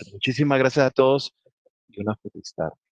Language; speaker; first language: Spanish; native; Spanish